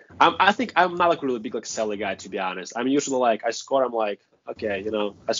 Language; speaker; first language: English; non-native, fluent; Russian